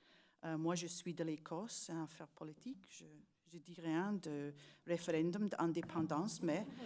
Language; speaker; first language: French; non-native, learner; English